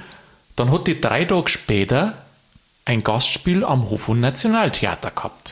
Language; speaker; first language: German; native; German